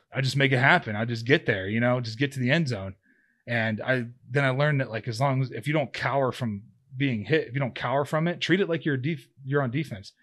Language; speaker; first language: English; native; English